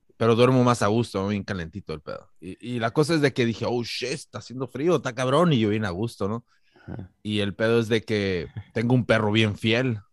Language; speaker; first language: Spanish; native; Spanish